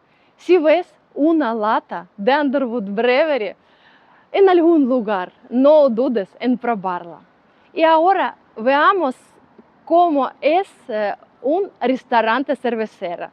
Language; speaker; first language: Spanish; non-native, learner; Ukrainian